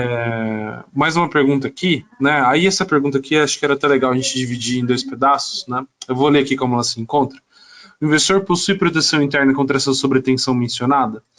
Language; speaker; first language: Portuguese; native; Portuguese